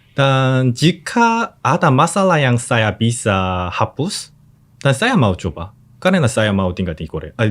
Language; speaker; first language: Indonesian; non-native, learner; Korean